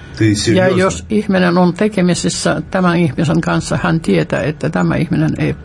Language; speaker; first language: Finnish; non-native, fluent; Russian